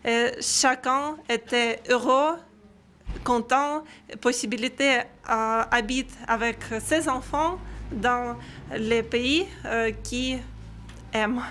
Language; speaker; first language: French; non-native, learner; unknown